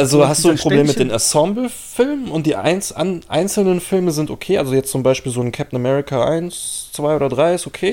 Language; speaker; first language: German; native; German